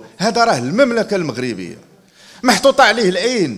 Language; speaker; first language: Arabic; native; Arabic